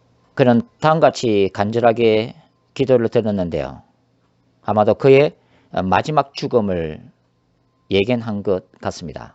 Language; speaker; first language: Korean; native; Korean